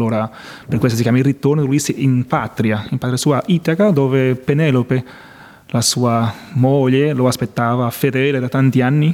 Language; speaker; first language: Italian; non-native, fluent; Portuguese